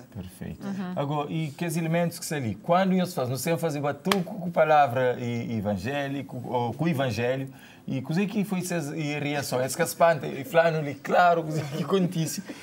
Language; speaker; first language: Portuguese; non-native, local second language; Kabuverdianu